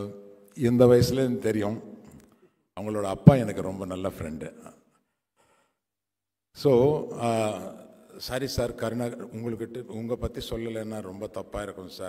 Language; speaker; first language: Tamil; non-native, local second language; Telugu